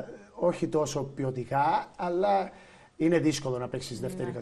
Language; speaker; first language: Greek; non-native, fluent; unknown